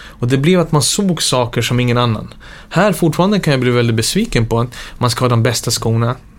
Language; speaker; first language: Swedish; early bilingual, other home language; Serbian